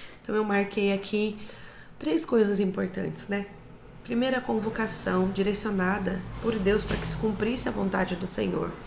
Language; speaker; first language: Portuguese; native; Portuguese